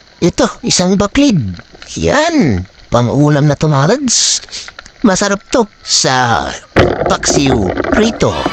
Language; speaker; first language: Filipino; native; Filipino